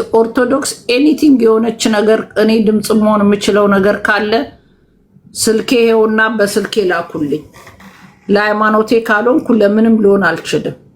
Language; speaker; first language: Amharic; native; Amharic